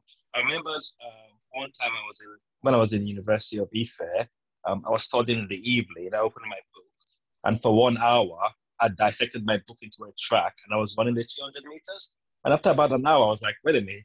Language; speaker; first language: English; non-native, local second language; Yoruba